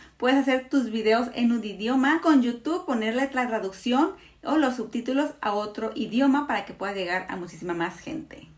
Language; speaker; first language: Spanish; native; Spanish